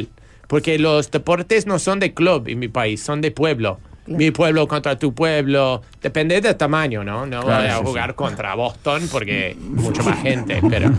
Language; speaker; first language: Spanish; non-native, fluent; English